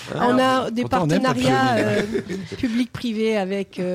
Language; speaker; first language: French; non-native, fluent; English